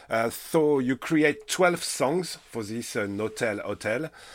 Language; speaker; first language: English; non-native, learner; French